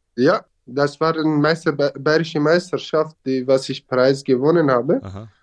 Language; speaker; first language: German; non-native, fluent; Kurdish